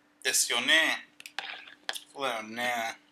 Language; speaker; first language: Japanese; non-native, learner; English